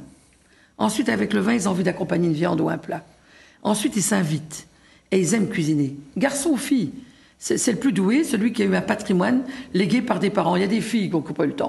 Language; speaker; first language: French; native; French